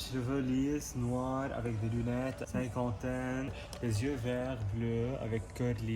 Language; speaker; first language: French; non-native, local second language; Arabic